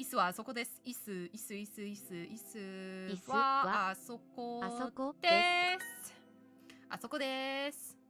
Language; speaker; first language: Japanese; non-native, learner; English